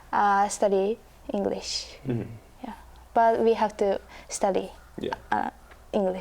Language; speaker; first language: English; non-native, learner; Japanese